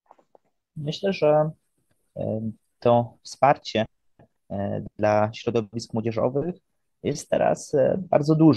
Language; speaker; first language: Polish; native; Polish